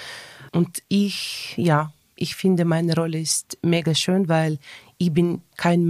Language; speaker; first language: German; non-native, learner; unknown